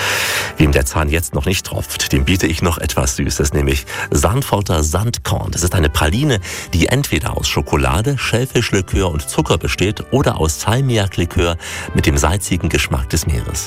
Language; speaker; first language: German; native; German